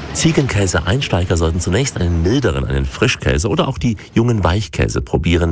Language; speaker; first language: German; native; German